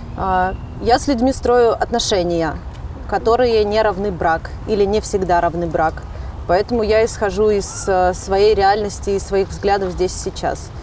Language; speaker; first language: Russian; native; Russian